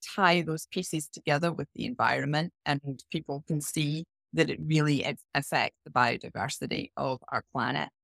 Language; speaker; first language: English; native; English